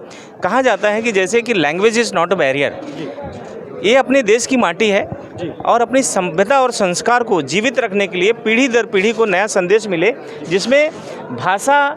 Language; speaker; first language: Hindi; native; Hindi